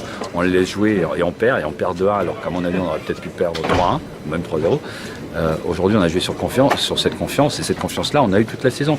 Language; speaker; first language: French; native; French